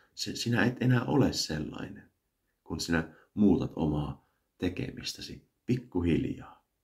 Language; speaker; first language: Finnish; native; Finnish